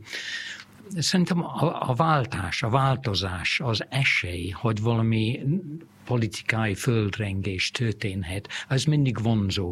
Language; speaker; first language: Hungarian; non-native, fluent; English